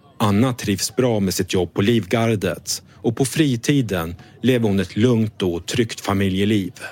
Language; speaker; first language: Swedish; native; Swedish